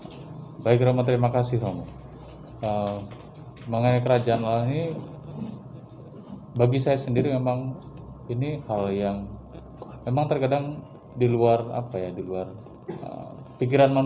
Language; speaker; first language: Indonesian; native; Indonesian